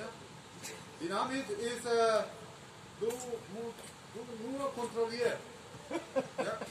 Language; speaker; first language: German; non-native, learner; Spanish